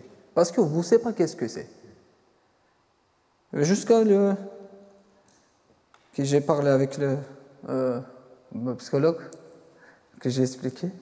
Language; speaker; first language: French; non-native, fluent; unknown